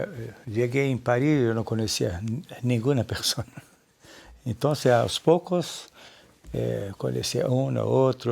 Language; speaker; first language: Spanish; non-native, learner; Portuguese